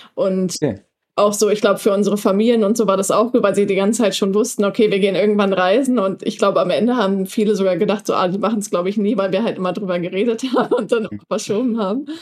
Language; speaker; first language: German; native; German